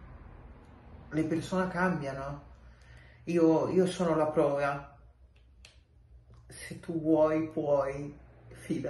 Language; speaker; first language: Italian; non-native, local second language; Spanish